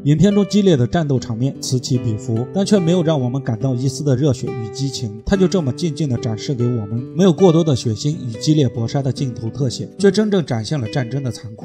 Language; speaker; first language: Chinese; native; Chinese